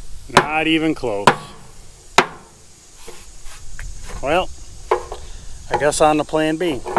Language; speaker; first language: English; native; English